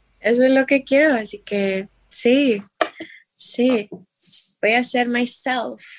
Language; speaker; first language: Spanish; non-native, learner; English